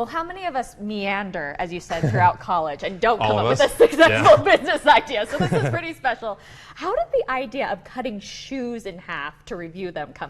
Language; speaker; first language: English; native; English